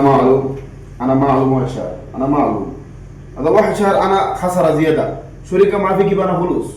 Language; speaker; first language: Arabic; non-native, learner; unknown